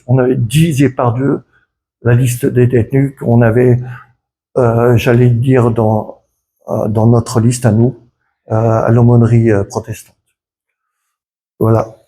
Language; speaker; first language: French; native; French